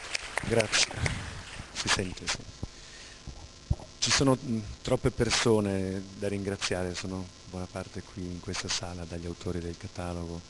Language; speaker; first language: Italian; native; Italian